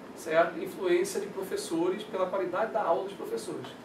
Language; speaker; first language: Portuguese; native; Portuguese